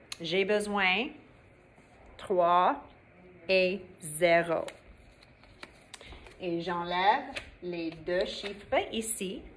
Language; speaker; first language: French; non-native, fluent; English